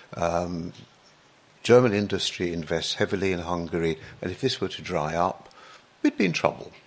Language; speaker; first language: English; native; English